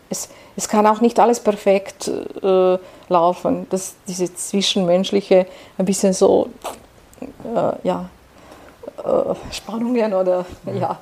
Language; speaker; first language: German; non-native, fluent; Serbian